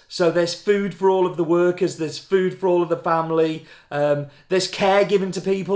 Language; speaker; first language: English; native; English